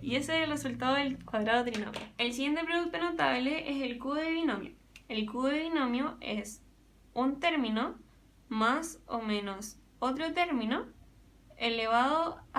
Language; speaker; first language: Spanish; native; Spanish